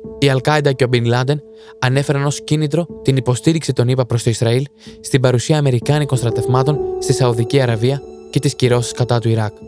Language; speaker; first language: Greek; native; Greek